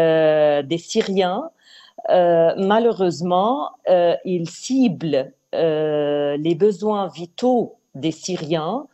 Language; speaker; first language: French; non-native, fluent; Arabic